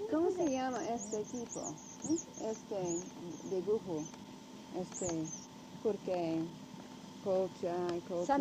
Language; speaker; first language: Spanish; non-native, learner; English